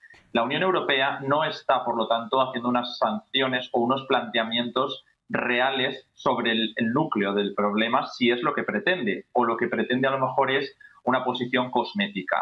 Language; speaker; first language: Spanish; native; Spanish